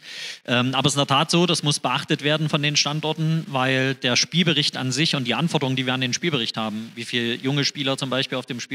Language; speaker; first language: German; native; German